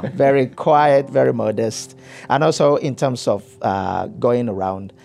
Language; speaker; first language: English; non-native, local second language; Yoruba